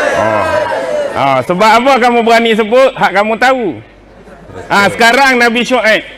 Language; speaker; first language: Malay; native; Malay